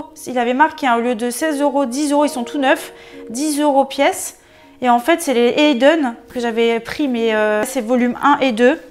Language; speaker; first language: French; native; French